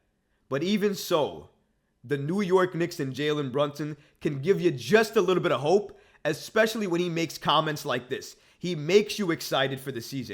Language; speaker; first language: English; native; English